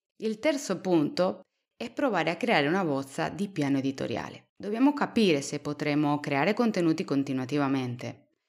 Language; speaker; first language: Italian; non-native, fluent; Spanish